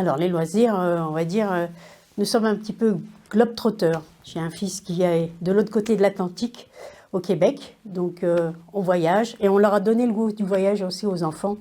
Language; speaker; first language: French; native; French